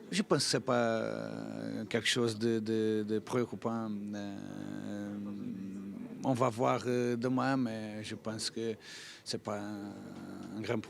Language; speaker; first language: French; non-native, fluent; Portuguese